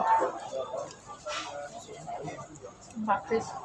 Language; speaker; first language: Cantonese; non-native, learner; Javanese